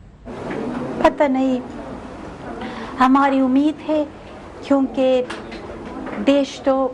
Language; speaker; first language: Hindi; non-native, learner; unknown